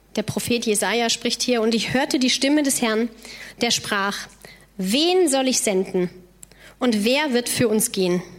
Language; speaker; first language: German; native; German